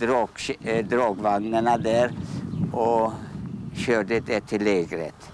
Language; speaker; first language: Swedish; non-native, fluent; Polish